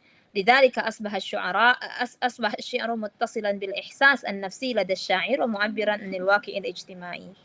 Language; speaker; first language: Arabic; non-native, fluent; Indonesian